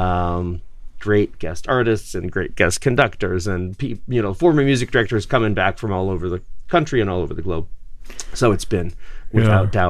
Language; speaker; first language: English; native; English